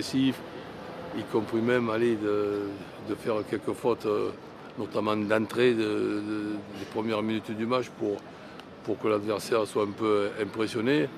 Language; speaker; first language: French; native; French